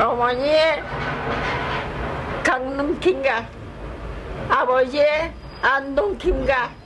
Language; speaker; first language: Korean; early bilingual, heritage; Spanish